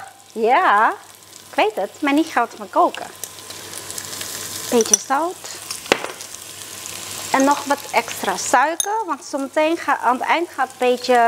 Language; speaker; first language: Dutch; non-native, fluent; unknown